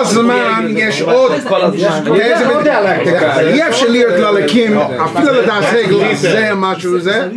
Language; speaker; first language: Hebrew; non-native, learner; English